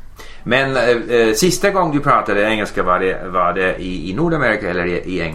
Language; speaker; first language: Swedish; non-native, fluent; English